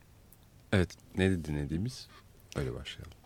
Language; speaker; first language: Turkish; native; Turkish